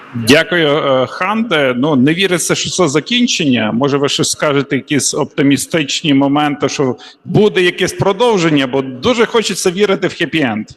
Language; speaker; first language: Ukrainian; native; Ukrainian